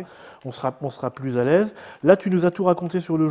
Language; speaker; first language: French; native; French